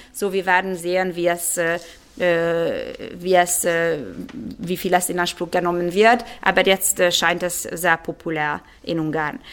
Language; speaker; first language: German; non-native, fluent; Hungarian